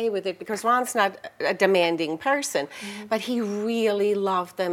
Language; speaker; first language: English; non-native, fluent; German